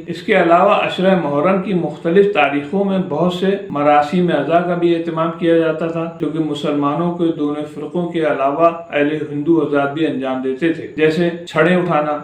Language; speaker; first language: Urdu; native; Urdu